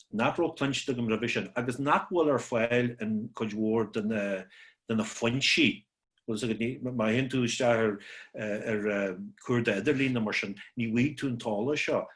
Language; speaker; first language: Irish; native; Irish